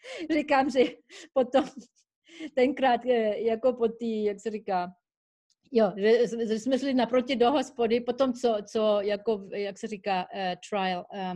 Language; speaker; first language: Czech; early bilingual, heritage; Czech